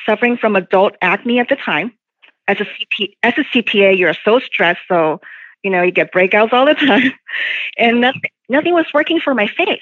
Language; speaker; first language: English; non-native, local second language; Cantonese